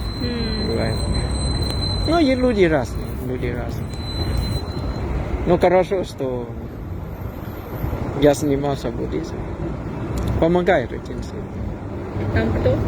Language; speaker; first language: Russian; non-native, fluent; Thai